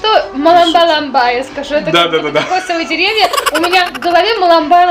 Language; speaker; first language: Russian; native; Russian